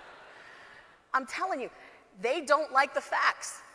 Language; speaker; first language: English; native; English